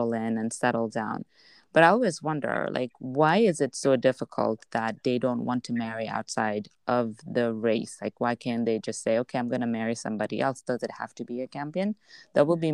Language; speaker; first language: English; non-native, local second language; Wolof